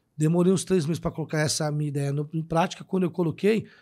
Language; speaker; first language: Portuguese; native; Portuguese